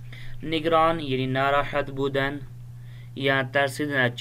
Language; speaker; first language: Persian; non-native, fluent; Urdu